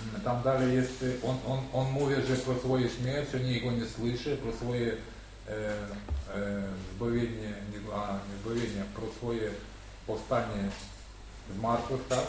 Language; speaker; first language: Polish; non-native, learner; Russian